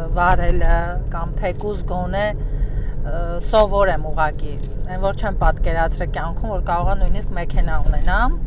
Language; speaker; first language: Armenian; native; Armenian